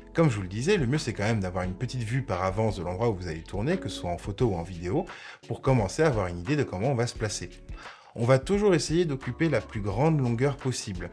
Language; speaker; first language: French; native; French